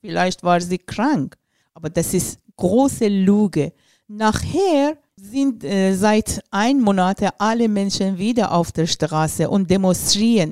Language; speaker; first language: German; non-native, learner; Persian